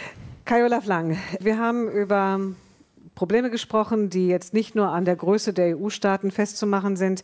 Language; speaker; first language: German; native; German